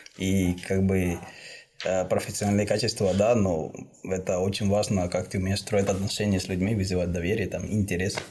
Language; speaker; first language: Russian; non-native, fluent; Spanish